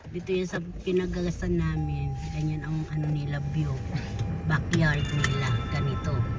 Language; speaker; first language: Filipino; native; Filipino